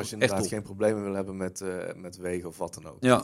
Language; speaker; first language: Dutch; native; Dutch